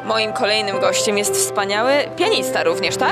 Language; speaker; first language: Polish; native; Polish